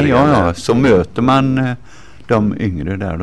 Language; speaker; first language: Swedish; native; Swedish